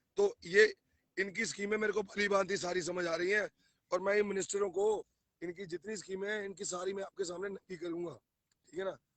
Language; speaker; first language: Hindi; non-native, local second language; Punjabi